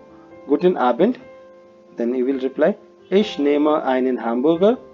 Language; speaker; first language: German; non-native, fluent; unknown